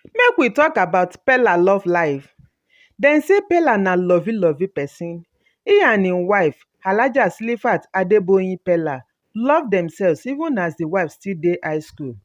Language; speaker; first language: Nigerian Pidgin; native; Nigerian Pidgin